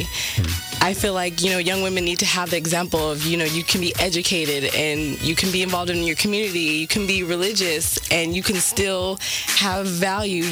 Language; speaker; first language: English; native; English